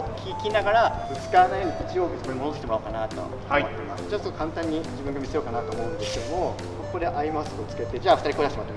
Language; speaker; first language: Japanese; native; Japanese